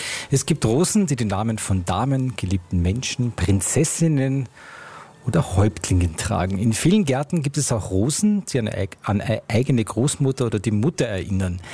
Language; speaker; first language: German; native; German